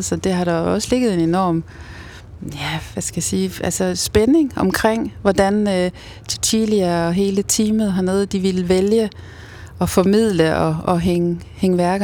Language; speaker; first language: Danish; native; Danish